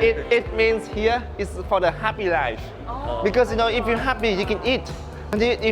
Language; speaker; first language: English; non-native, fluent; Vietnamese